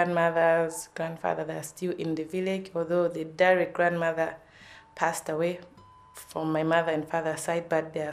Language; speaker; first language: English; non-native, local second language; Nyanja